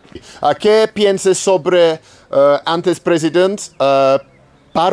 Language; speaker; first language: Spanish; non-native, learner; English